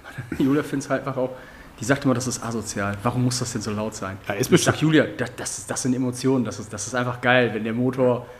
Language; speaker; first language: German; native; German